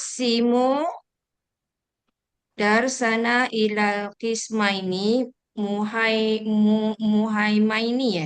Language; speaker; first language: Arabic; non-native, learner; Malay